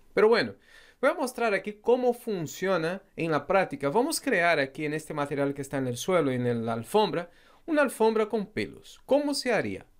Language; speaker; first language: Spanish; non-native, fluent; Portuguese